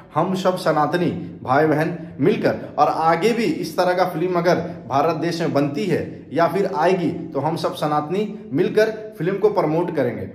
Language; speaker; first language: Hindi; native; Hindi